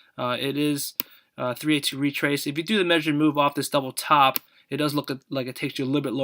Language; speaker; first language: English; native; English